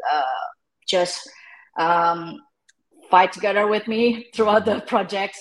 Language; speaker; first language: English; non-native, fluent; Indonesian